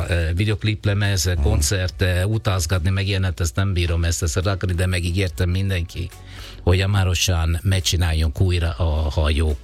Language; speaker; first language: Hungarian; non-native, learner; Italian